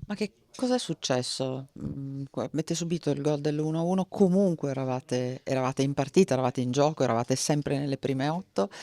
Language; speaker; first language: Italian; native; Italian